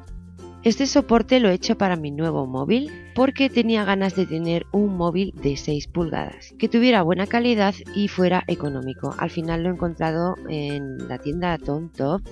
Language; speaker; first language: Spanish; native; Spanish